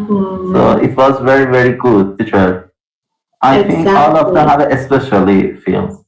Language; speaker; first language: English; non-native, learner; Persian